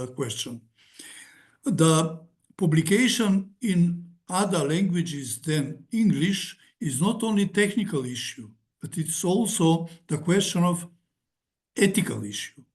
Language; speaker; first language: English; non-native, fluent; Macedonian